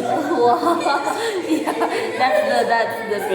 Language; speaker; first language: English; non-native, learner; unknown